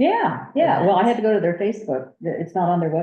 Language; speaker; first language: English; native; English